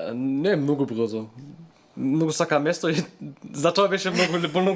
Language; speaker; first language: Macedonian; non-native, learner; German